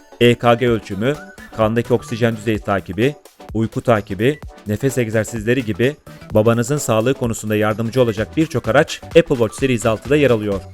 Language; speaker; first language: Turkish; native; Turkish